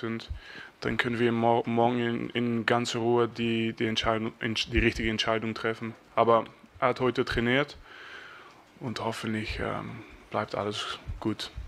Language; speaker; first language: German; non-native, fluent; French